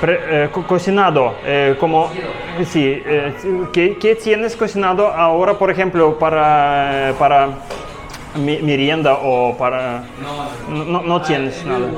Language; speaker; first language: Spanish; non-native, learner; Russian